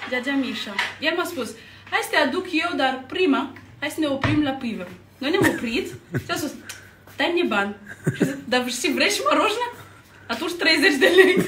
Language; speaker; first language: Romanian; non-native, learner; Malagasy